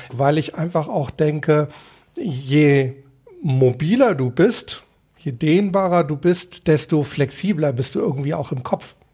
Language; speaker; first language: German; native; German